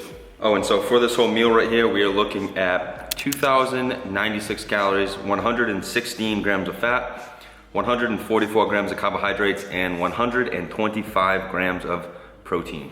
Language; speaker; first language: English; native; English